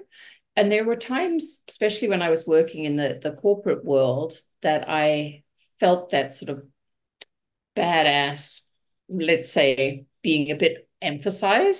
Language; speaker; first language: English; native; English